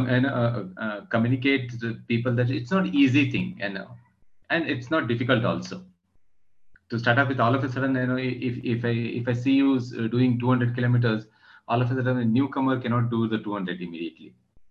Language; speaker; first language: English; non-native, local second language; Kannada